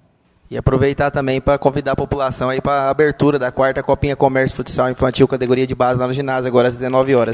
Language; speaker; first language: Portuguese; native; Portuguese